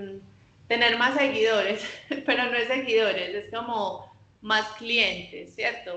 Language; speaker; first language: Spanish; native; Spanish